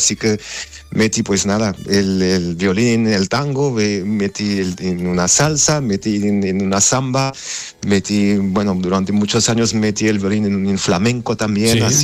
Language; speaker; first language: Spanish; non-native, fluent; Armenian